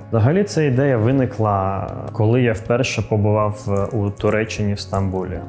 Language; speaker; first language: Ukrainian; non-native, local second language; Crimean Tatar